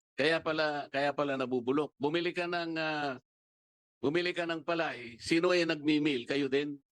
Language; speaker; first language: Filipino; non-native, local second language; Pampanga